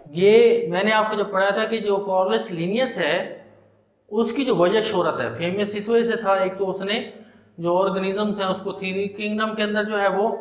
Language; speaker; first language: Urdu; non-native, local second language; Punjabi